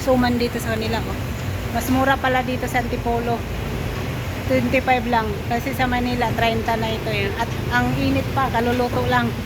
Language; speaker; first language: Filipino; non-native, local second language; Cebuano